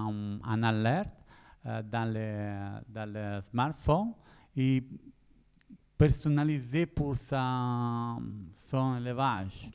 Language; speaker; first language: French; non-native, learner; Italian